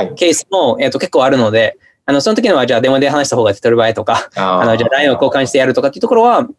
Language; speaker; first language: Japanese; non-native, fluent; English